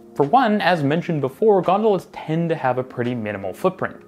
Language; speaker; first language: English; native; English